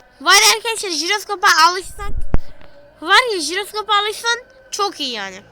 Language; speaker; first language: Turkish; native; Turkish